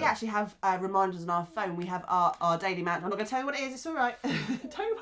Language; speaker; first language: English; native; English